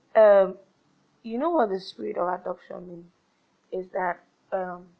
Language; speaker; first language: English; non-native, local second language; Yoruba